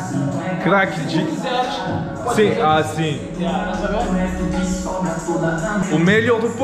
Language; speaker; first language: Portuguese; non-native, learner; French